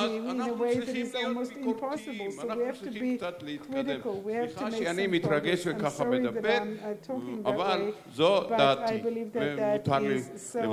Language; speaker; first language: Hebrew; non-native, fluent; Georgian